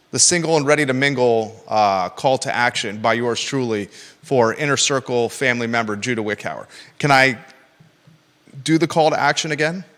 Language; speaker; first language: English; native; English